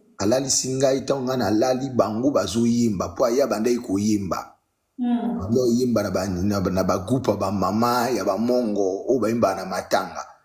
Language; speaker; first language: Lingala; non-native, local second language; Mongo